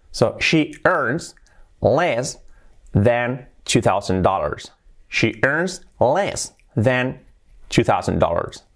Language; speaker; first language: English; non-native, fluent; Spanish